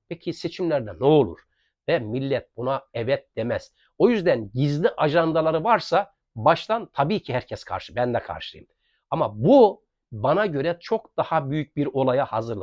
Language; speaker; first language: Turkish; native; Turkish